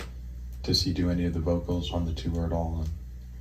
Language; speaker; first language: English; native; English